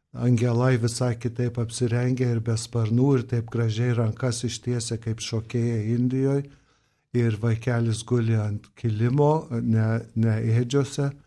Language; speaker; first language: Lithuanian; early bilingual, heritage; Lithuanian